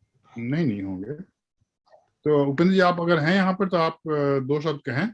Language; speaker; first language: Hindi; native; Hindi